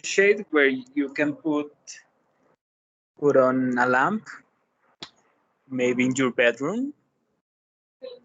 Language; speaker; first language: English; non-native, learner; Spanish